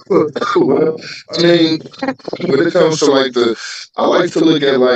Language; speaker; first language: English; native; English